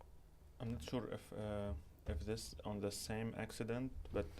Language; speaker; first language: English; non-native, learner; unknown